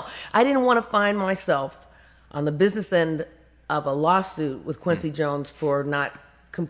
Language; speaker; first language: English; native; English